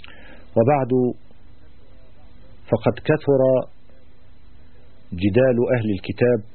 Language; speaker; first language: Arabic; native; Arabic